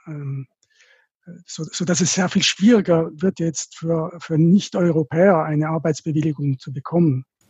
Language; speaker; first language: German; native; German